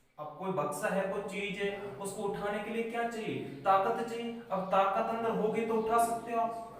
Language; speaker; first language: Hindi; native; Hindi